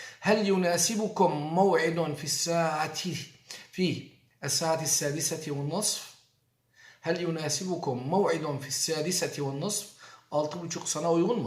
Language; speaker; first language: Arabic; non-native, fluent; Turkish